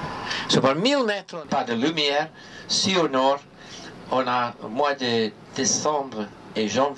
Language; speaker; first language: French; non-native, learner; English